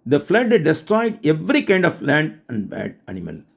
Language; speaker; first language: English; non-native, local second language; Tamil